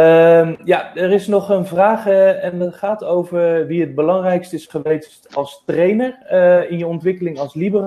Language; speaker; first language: Dutch; native; Dutch